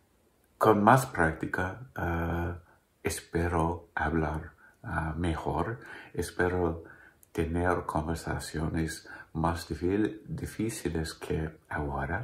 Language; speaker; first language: Spanish; non-native, learner; English